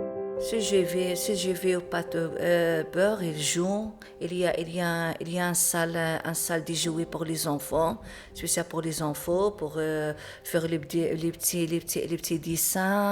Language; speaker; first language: French; non-native, learner; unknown